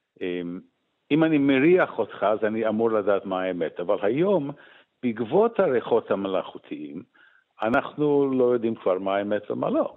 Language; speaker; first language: Hebrew; non-native, fluent; English